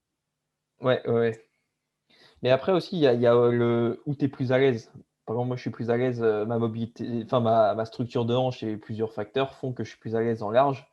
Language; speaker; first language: French; native; French